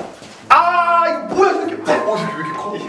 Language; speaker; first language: Korean; native; Korean